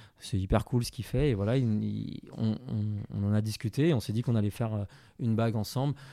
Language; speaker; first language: French; early bilingual, other home language; Chinese